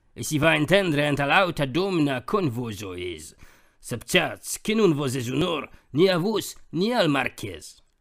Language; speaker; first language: Occitan; non-native, fluent; Polish